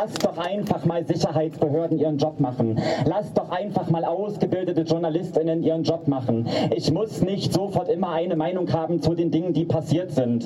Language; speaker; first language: German; native; German